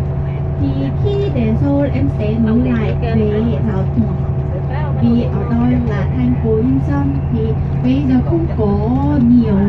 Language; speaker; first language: Vietnamese; non-native, learner; Korean